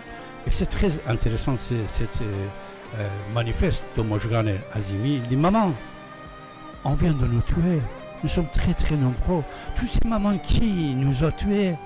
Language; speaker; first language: French; non-native, fluent; Persian